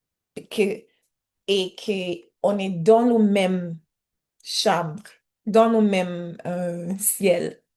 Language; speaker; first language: French; non-native, learner; English